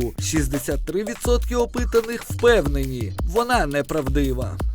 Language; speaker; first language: Ukrainian; native; Ukrainian